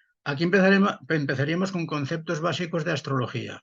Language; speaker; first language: Spanish; native; Spanish